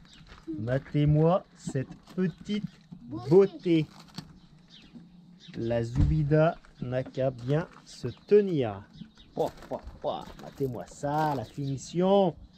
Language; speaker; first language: French; native; French